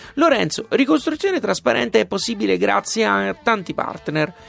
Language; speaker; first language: Italian; native; Italian